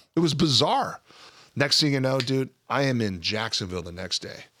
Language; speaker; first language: English; native; English